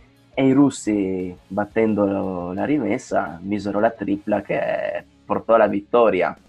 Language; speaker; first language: Italian; native; Italian